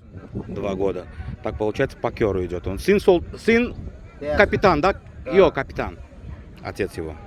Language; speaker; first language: Russian; non-native, local second language; Turkmen